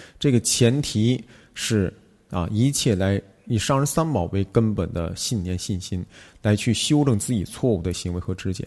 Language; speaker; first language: Chinese; native; Chinese